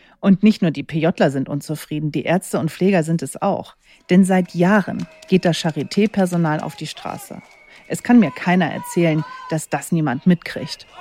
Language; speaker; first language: German; native; German